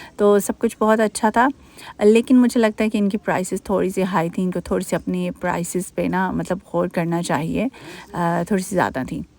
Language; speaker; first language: Urdu; native; Urdu